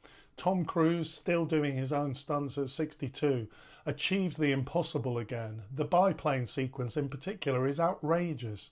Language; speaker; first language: English; native; English